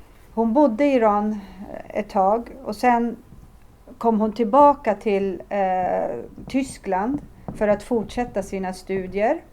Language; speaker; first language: Swedish; early bilingual, other home language; Assyrian Neo-Aramaic